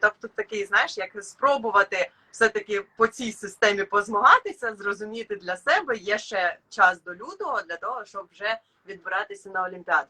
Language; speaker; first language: Ukrainian; native; Ukrainian